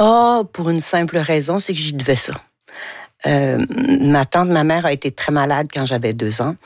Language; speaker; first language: French; native; French